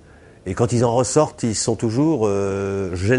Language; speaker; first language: French; native; French